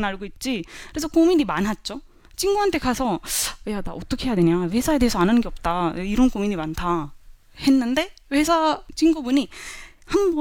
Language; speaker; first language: Korean; non-native, fluent; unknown